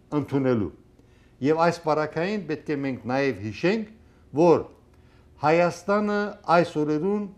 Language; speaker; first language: Armenian; early bilingual, heritage; Armenian